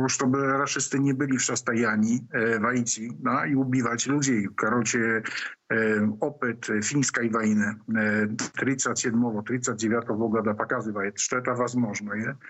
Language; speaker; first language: Polish; non-native, learner; Russian